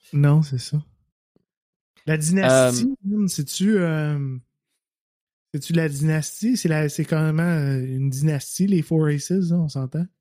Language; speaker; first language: French; native; French